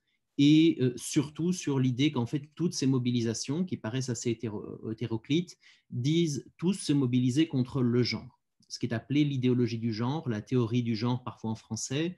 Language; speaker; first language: French; native; French